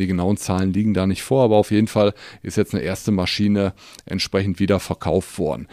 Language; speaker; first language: German; native; German